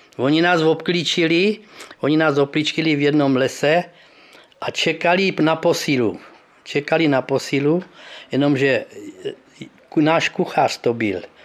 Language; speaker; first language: Czech; early bilingual, heritage; Czech